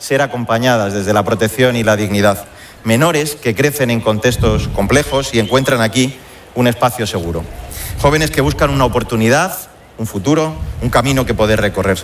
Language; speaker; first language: Spanish; native; Spanish